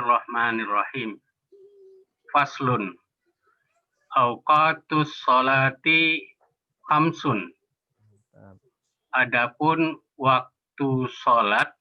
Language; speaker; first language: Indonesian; native; Indonesian